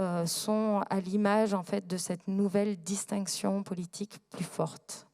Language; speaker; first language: French; native; French